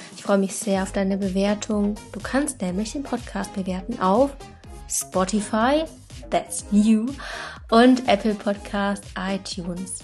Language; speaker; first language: German; native; German